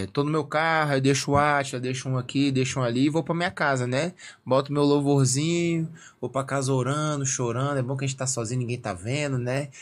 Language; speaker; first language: Portuguese; native; Portuguese